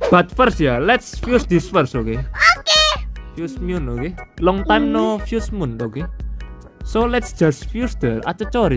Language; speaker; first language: English; non-native, fluent; Indonesian